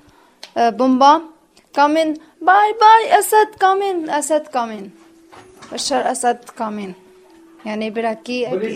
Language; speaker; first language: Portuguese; non-native, learner; Arabic